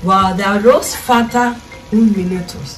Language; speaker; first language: Spanish; non-native, learner; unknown